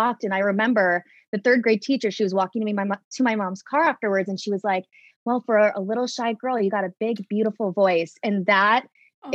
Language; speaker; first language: English; native; English